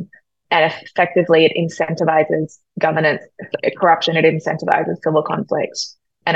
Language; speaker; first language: English; native; English